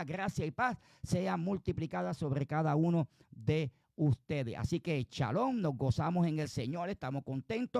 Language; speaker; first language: Spanish; native; Spanish